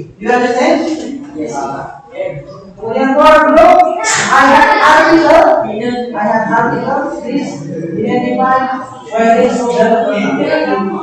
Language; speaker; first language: English; non-native, learner; Indonesian